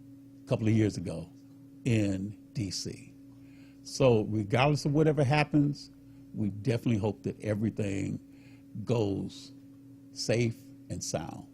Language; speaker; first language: English; native; English